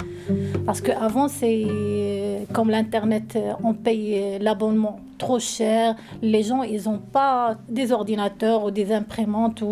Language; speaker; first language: French; non-native, learner; Arabic